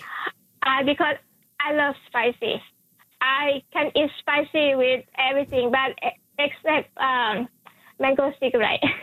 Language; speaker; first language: English; non-native, fluent; Thai